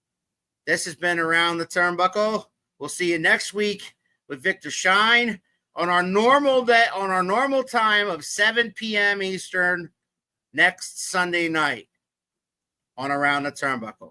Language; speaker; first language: English; native; English